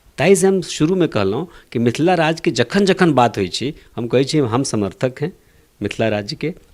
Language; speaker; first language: Maithili; non-native, local second language; Bhojpuri